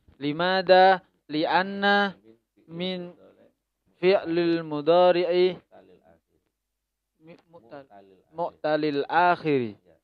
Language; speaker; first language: Arabic; non-native, learner; Indonesian